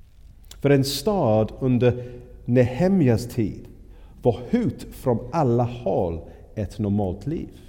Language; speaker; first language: Swedish; non-native, fluent; English